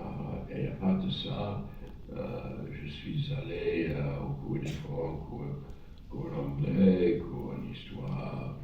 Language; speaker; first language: French; non-native, fluent; English